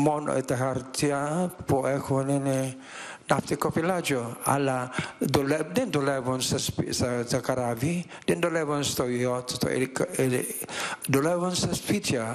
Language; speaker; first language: Greek; non-native, learner; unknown